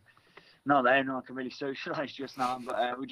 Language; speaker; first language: English; native; English